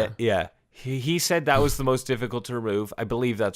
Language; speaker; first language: English; native; English